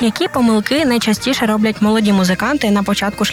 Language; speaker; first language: Ukrainian; native; Ukrainian